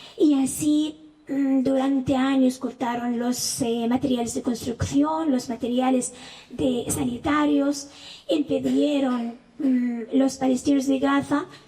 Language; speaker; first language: Spanish; non-native, fluent; Arabic